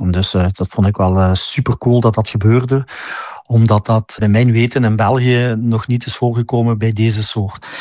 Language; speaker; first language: Dutch; native; Dutch